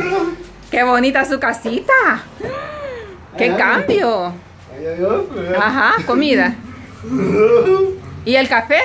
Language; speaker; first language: Spanish; native; Spanish